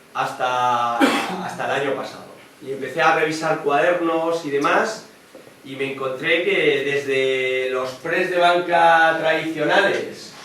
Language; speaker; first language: Spanish; native; Spanish